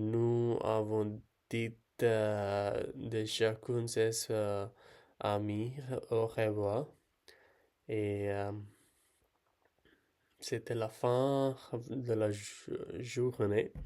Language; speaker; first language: French; non-native, learner; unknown